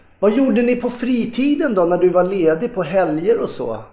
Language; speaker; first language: Swedish; native; Swedish